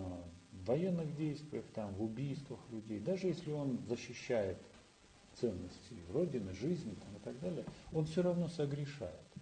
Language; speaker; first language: Russian; native; Russian